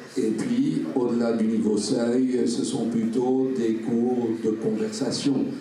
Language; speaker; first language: French; non-native, fluent; Dutch